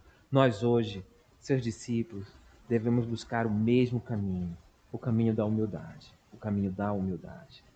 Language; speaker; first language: Portuguese; native; Portuguese